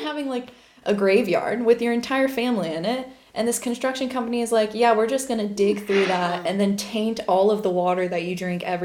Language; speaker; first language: English; native; English